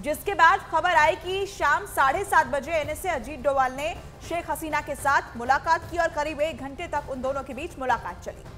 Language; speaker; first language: Hindi; native; Hindi